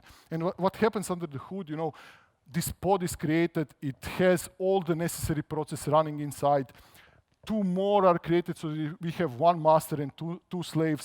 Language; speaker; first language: English; non-native, fluent; Croatian